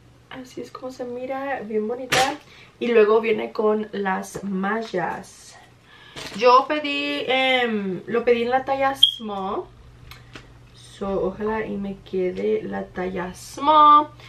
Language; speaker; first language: Spanish; early bilingual, heritage; Spanish